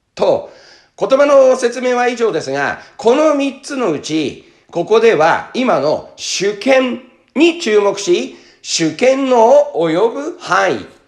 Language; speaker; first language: Japanese; native; Japanese